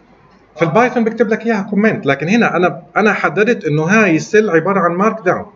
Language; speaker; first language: Arabic; native; Arabic